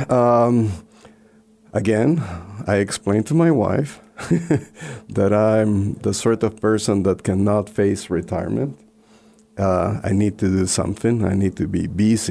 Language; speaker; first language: English; non-native, fluent; Spanish